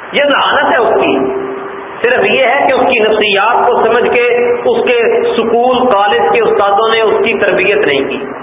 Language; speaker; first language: Urdu; non-native, local second language; Punjabi